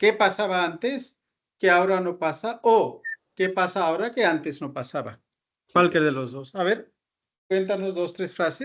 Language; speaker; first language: Spanish; non-native, fluent; Hindi